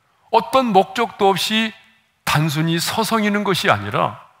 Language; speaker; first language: Korean; native; Korean